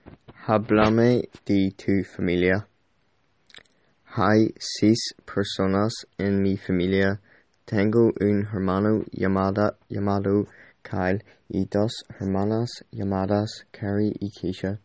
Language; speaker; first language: Spanish; non-native, learner; English